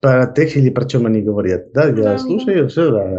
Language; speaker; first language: Russian; non-native, learner; Spanish